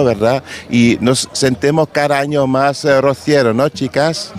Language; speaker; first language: Spanish; non-native, learner; Dutch